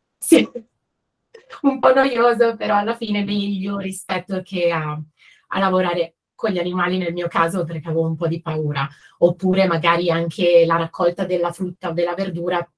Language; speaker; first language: Italian; native; Italian